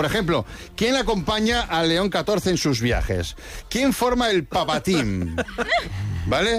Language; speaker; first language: Spanish; native; Spanish